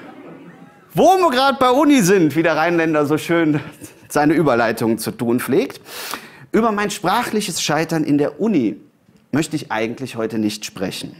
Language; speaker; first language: German; native; German